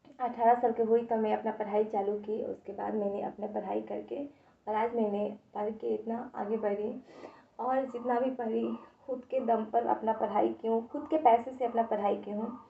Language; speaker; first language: Hindi; native; Hindi